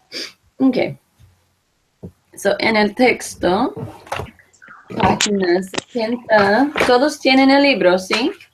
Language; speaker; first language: Spanish; non-native, fluent; English